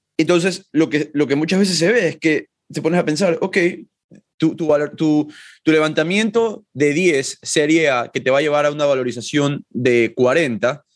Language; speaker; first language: Spanish; native; Spanish